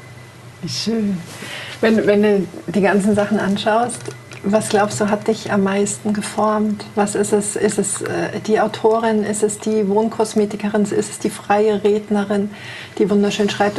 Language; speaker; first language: German; native; German